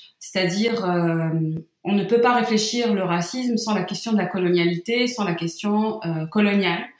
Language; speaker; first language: French; non-native, local second language; Arabic